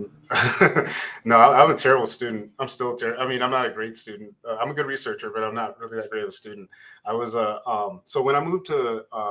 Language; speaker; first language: English; native; English